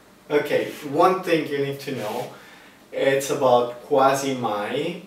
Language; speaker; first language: English; non-native, fluent; Italian